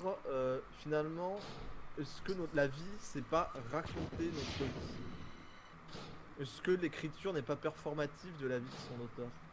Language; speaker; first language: French; native; French